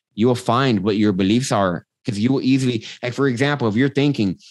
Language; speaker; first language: English; native; English